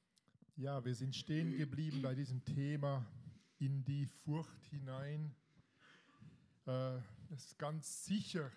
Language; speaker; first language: German; native; German